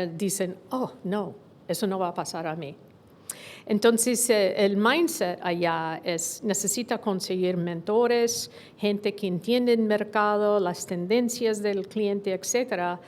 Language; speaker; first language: Spanish; non-native, fluent; English